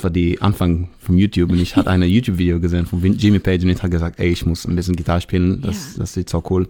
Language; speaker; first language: German; non-native, fluent; Hebrew